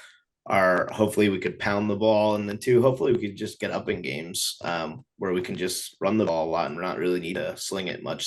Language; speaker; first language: English; native; English